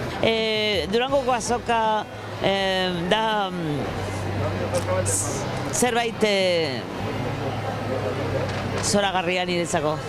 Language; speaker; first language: Basque; non-native, fluent; Spanish